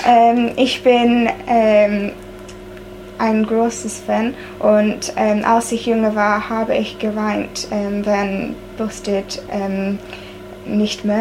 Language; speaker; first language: German; non-native, learner; English